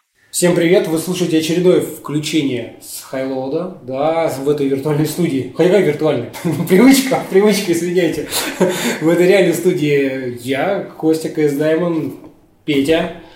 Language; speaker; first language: Russian; native; Russian